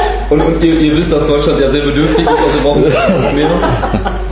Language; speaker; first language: German; native; German